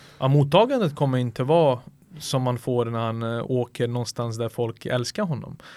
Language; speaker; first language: Swedish; early bilingual, other home language; Serbian